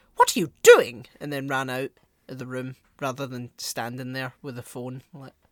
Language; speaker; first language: English; native; English